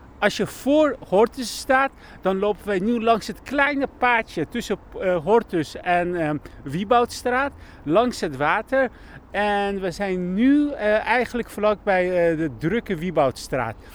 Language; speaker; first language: Dutch; non-native, fluent; Persian